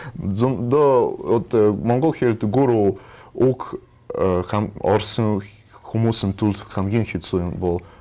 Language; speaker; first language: Mongolian; non-native, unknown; Russian